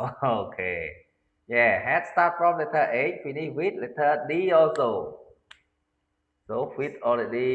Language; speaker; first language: English; non-native, learner; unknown